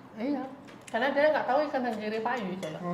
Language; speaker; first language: Indonesian; native; Indonesian